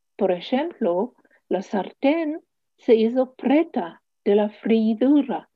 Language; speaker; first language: Spanish; early bilingual, heritage; Hebrew